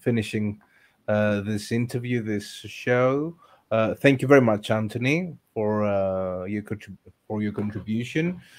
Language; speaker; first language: English; non-native, fluent; Greek